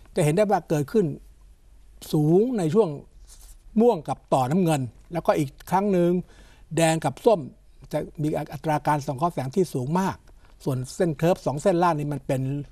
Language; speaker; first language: Thai; native; Thai